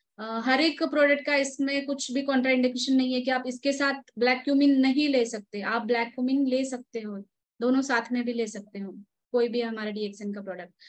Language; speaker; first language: Hindi; non-native, local second language; Marathi